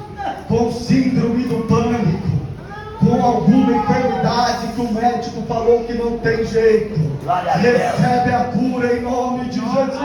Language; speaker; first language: Portuguese; native; Portuguese